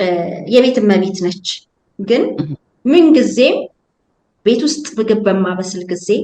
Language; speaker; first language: Amharic; native; Amharic